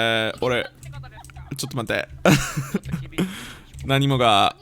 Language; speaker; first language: Japanese; non-native, learner; English